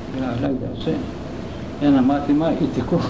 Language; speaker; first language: Greek; non-native, local second language; Turkish